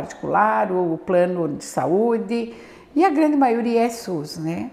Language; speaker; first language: Portuguese; native; Portuguese